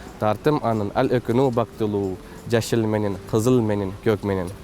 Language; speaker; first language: Kyrgyz; non-native, learner; Kashmiri